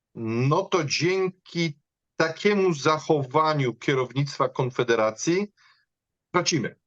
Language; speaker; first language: Polish; native; Polish